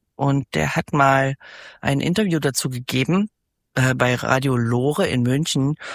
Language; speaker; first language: German; native; German